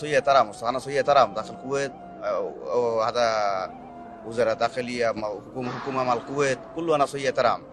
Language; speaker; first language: Arabic; non-native, learner; Bangla